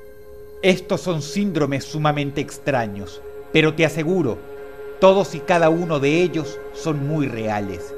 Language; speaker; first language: Spanish; native; Spanish